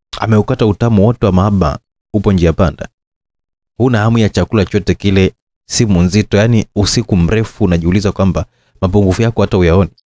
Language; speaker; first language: Swahili; native; Swahili